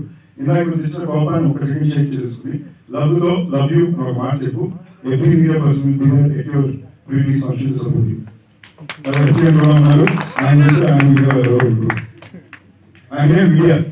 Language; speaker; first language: Telugu; non-native, fluent; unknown